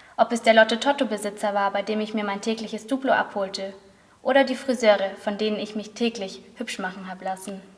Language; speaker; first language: German; native; German